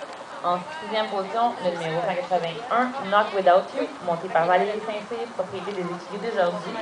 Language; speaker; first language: French; native; French